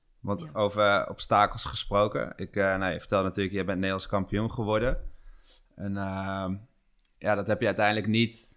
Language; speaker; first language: Dutch; native; Dutch